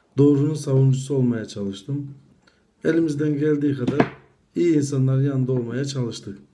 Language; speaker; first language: Turkish; native; Turkish